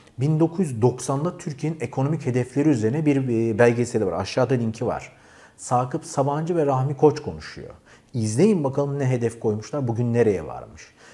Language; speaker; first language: Turkish; native; Turkish